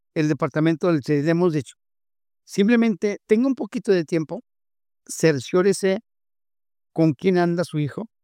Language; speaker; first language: Spanish; native; Spanish